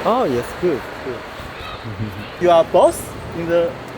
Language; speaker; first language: English; non-native, learner; Chinese